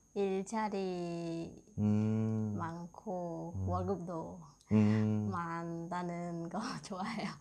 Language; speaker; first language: Korean; non-native, learner; Khmer